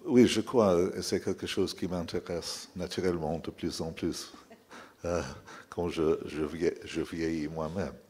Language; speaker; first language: French; non-native, fluent; English